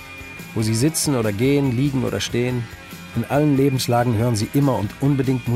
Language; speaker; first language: German; native; German